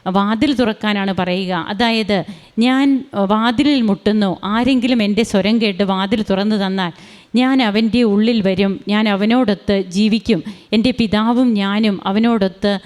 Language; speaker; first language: Malayalam; native; Malayalam